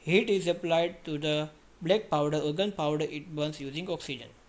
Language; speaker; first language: English; non-native, local second language; Gujarati